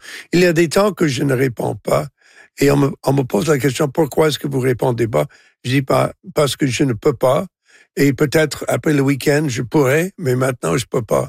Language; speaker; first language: French; non-native, local second language; English